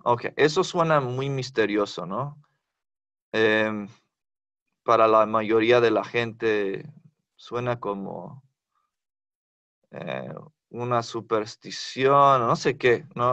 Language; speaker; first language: Spanish; non-native, fluent; English